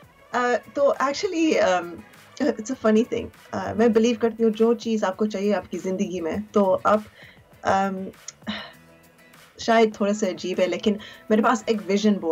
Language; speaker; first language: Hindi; early bilingual, heritage; Urdu